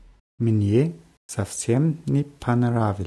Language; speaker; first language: Russian; non-native, learner; German